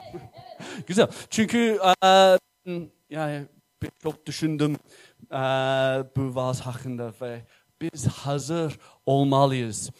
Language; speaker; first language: Turkish; non-native, fluent; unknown